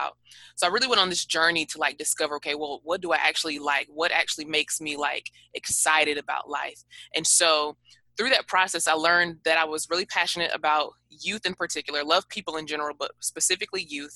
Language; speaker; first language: English; native; English